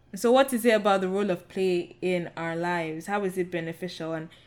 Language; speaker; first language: English; non-native, local second language; Yoruba